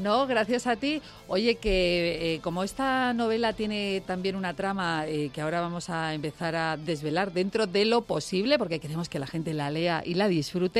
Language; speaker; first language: Spanish; native; Spanish